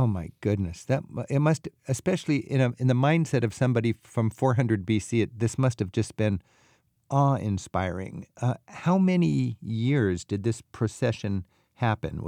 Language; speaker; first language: English; native; English